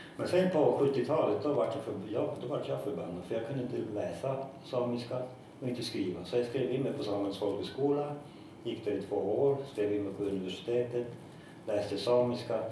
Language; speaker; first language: Swedish; non-native, local second language; Northern Sami